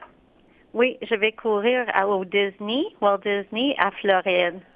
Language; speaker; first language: French; non-native, local second language; English